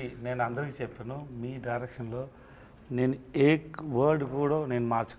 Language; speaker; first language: Telugu; non-native, learner; Tamil